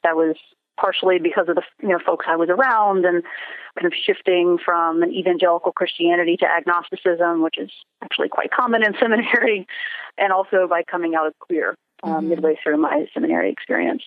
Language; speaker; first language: English; native; English